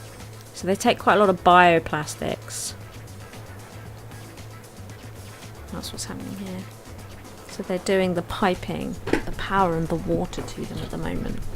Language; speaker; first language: English; native; English